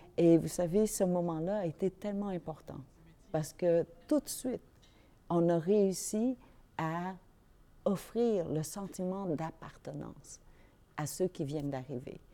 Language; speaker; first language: French; early bilingual, other home language; Vietnamese